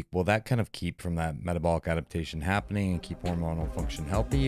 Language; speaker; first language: English; native; English